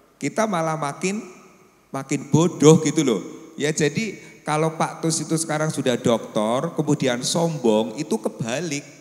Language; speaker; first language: Indonesian; native; Indonesian